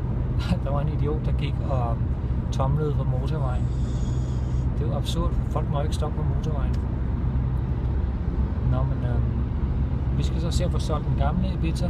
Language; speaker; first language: Danish; native; Danish